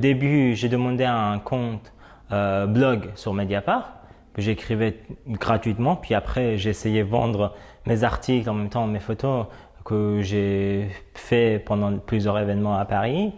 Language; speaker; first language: French; non-native, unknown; Persian